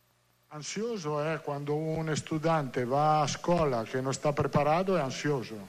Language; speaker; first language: Portuguese; non-native, learner; Italian